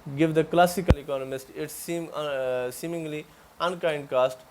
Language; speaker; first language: English; non-native, local second language; Urdu